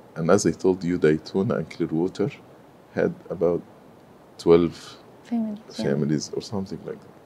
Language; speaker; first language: English; non-native, fluent; Arabic